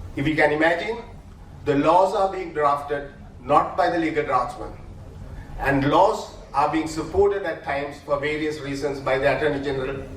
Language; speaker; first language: English; non-native, local second language; Sinhala